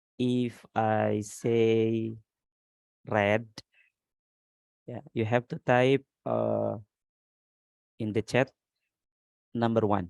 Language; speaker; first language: English; non-native, learner; Indonesian